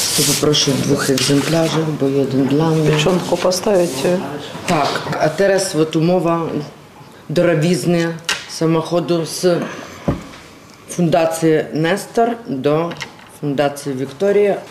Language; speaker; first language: Polish; non-native, learner; Ukrainian